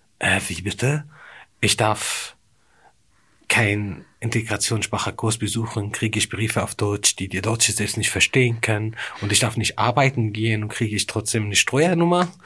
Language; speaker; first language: German; non-native, fluent; Arabic